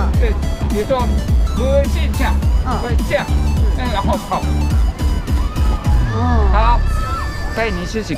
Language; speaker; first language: Chinese; non-native, learner; Japanese